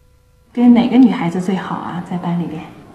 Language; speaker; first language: Chinese; native; Chinese